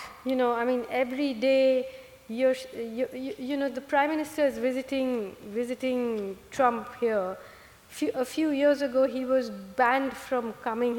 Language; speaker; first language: English; non-native, local second language; Malayalam